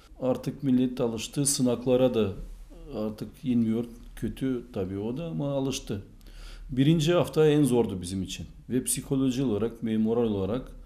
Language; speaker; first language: Turkish; non-native, fluent; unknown